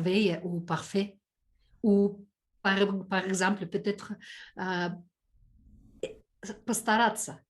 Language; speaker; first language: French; non-native, learner; Russian